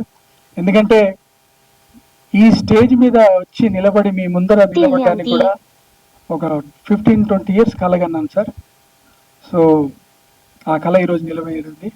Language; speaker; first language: Telugu; native; Telugu